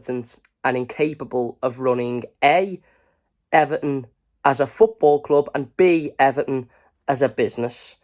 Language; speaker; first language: English; native; English